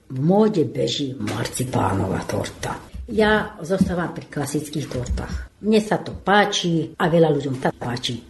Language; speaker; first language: Slovak; non-native, local second language; Hungarian